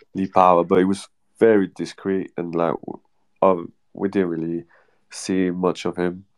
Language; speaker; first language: English; non-native, fluent; French